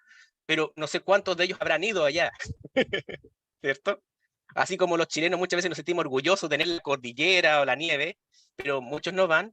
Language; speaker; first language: Spanish; native; Spanish